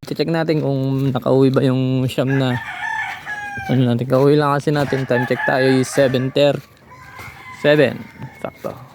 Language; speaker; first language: Filipino; native; Filipino